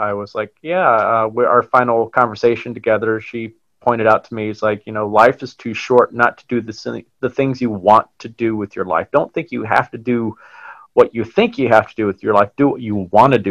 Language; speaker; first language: English; native; English